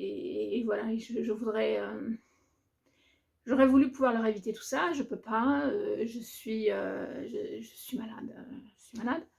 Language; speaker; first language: French; native; French